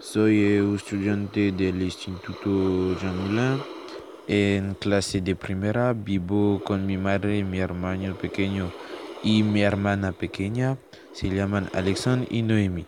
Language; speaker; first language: Spanish; non-native, learner; French